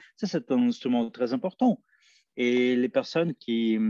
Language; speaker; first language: French; non-native, fluent; Spanish